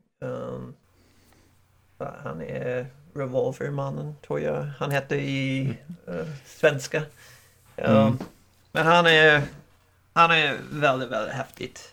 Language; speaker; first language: Swedish; non-native, learner; English